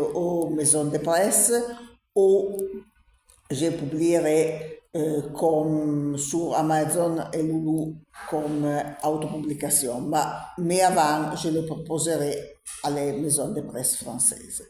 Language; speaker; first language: French; non-native, learner; Italian